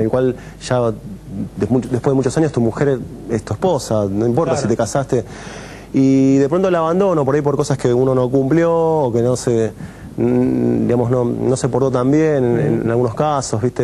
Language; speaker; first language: Spanish; native; Spanish